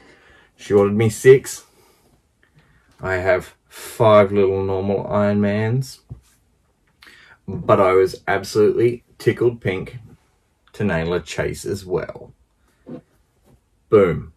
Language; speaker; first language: English; native; English